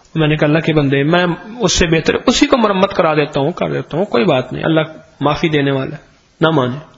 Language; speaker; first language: Urdu; non-native, local second language; Punjabi